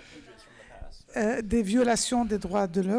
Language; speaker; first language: French; non-native, local second language; Arabic